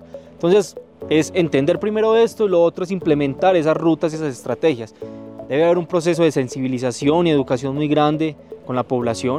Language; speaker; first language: Spanish; native; Spanish